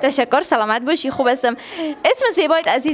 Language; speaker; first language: Persian; native; Persian